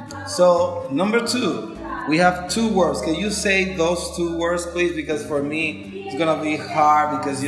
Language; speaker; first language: English; non-native, fluent; Spanish